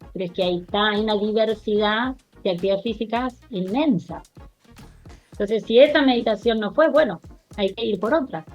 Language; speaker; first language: Spanish; native; Spanish